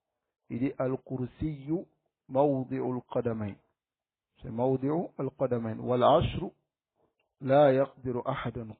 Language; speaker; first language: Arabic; non-native, fluent; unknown